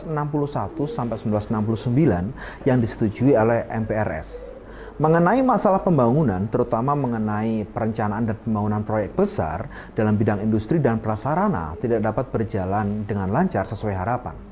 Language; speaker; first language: Indonesian; native; Indonesian